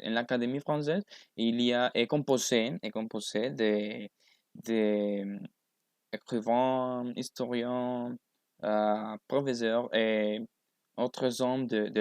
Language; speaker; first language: French; non-native, learner; Spanish